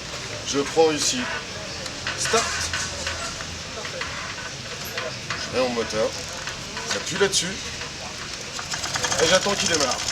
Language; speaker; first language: French; native; French